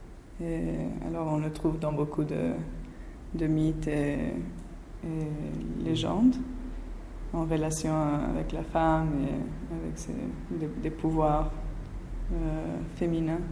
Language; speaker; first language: French; non-native, fluent; Spanish